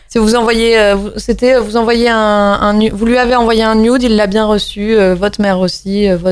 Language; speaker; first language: French; native; French